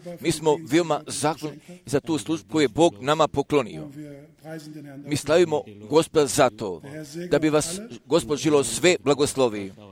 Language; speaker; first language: Croatian; early bilingual, heritage; Serbian